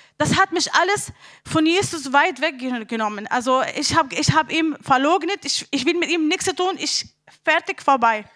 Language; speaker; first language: German; non-native, learner; Arabic